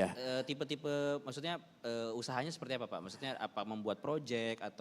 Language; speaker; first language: Indonesian; native; Indonesian